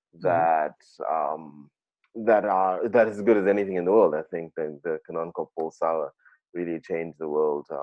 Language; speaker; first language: English; native; English